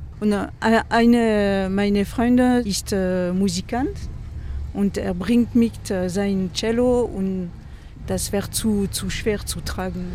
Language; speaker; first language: German; non-native, learner; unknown